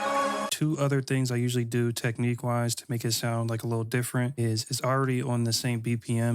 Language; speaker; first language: English; native; English